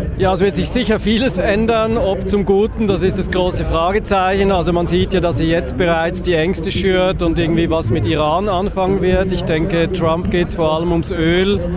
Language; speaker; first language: German; native; German